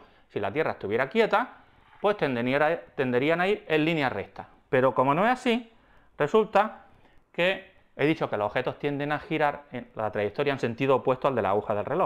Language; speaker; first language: Spanish; native; Spanish